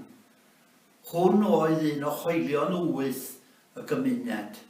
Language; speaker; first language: Welsh; native; Welsh